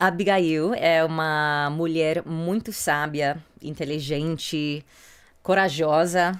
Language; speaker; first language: Portuguese; non-native, fluent; English